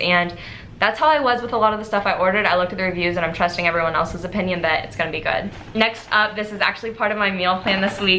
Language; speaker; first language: English; native; English